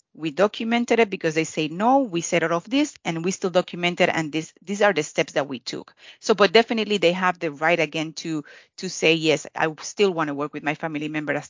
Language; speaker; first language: English; non-native, fluent; Spanish